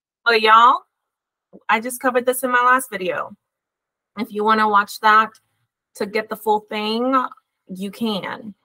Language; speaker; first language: English; native; English